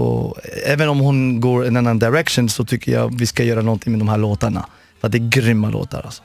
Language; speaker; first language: Swedish; non-native, fluent; Arabic